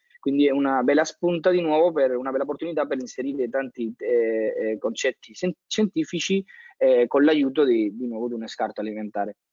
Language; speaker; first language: Italian; non-native, fluent; Spanish